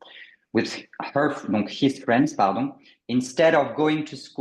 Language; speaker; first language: English; non-native, fluent; French